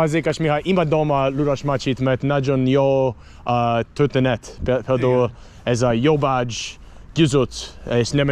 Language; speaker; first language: Hungarian; non-native, learner; English